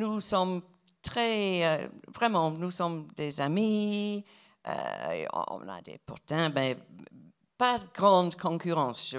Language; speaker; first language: French; non-native, fluent; English